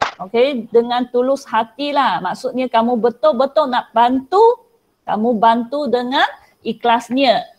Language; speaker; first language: Malay; non-native, local second language; Chinese